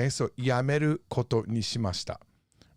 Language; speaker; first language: Japanese; non-native, fluent; English